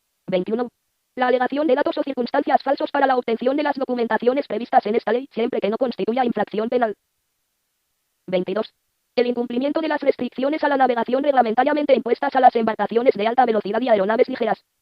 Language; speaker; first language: Spanish; native; Spanish